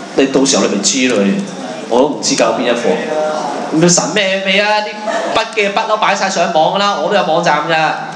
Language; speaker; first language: Cantonese; native; Cantonese